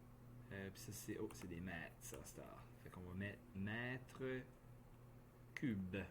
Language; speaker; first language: French; native; French